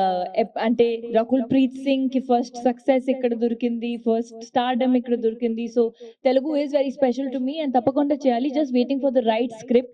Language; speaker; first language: Telugu; non-native, learner; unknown